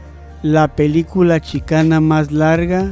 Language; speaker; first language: Spanish; early bilingual, heritage; Spanish